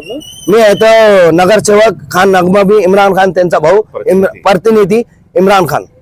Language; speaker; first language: Marathi; non-native, local second language; Urdu